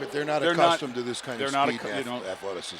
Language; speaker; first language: English; native; English